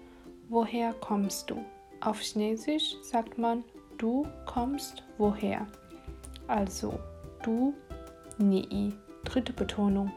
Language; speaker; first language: German; non-native, fluent; Chinese